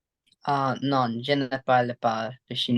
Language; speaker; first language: French; non-native, learner; English